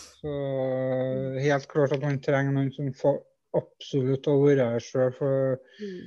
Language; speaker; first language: Norwegian; native; Norwegian